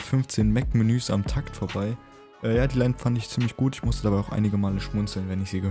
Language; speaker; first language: German; native; German